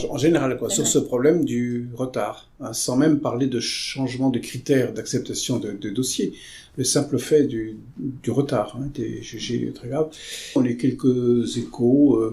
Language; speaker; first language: French; native; French